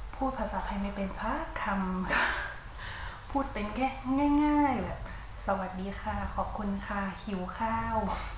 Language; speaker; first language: Thai; early bilingual, other home language; English